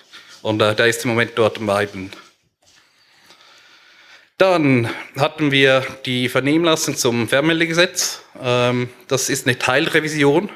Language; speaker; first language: German; native; German